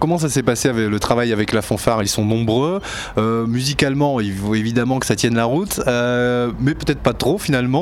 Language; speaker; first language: French; native; French